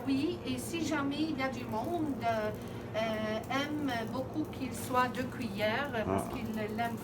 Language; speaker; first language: French; non-native, learner; Arabic